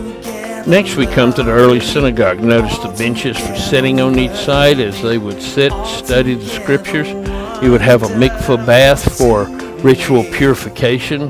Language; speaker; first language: English; native; English